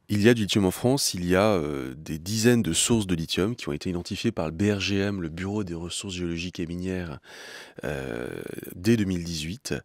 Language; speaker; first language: French; native; French